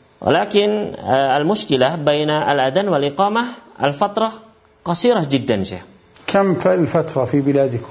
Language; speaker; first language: Arabic; non-native, fluent; Indonesian